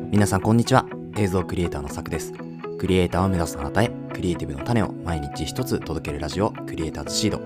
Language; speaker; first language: Japanese; native; Japanese